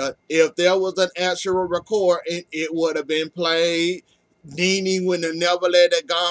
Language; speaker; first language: English; native; English